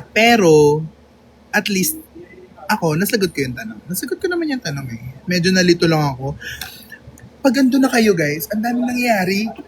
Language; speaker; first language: Filipino; native; Filipino